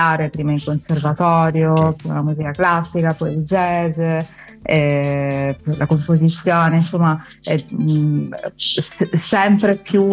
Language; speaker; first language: Italian; non-native, local second language; Sicilian